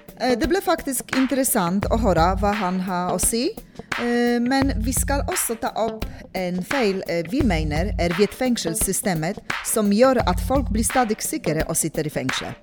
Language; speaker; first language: Norwegian; non-native, fluent; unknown